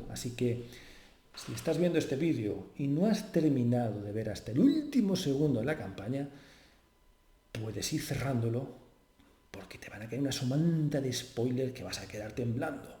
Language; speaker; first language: Spanish; native; Spanish